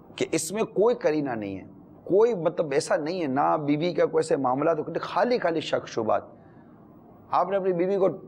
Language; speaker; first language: Urdu; native; Urdu